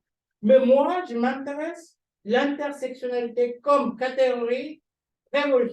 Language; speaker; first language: French; non-native, fluent; Japanese